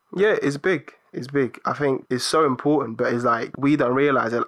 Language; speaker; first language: English; early bilingual, other home language; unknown